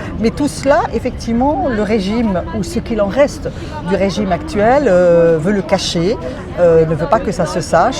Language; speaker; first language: French; native; French